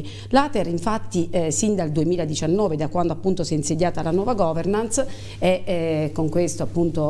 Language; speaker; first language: Italian; native; Italian